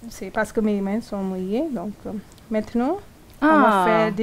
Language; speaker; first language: French; non-native, learner; Hindi